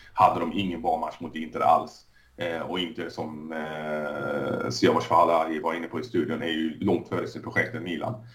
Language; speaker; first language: Swedish; early bilingual, other home language; Persian